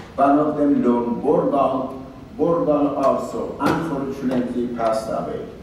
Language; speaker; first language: English; non-native, fluent; Persian